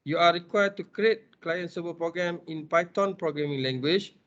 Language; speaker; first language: English; non-native, local second language; Malay